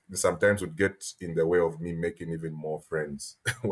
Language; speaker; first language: English; native; English